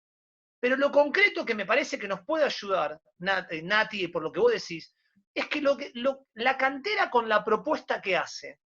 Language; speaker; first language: Spanish; native; Spanish